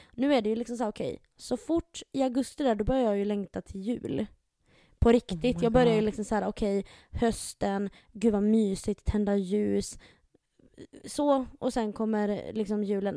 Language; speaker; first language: Swedish; native; Swedish